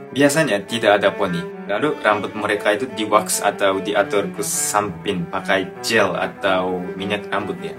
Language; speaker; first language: Indonesian; non-native, fluent; Japanese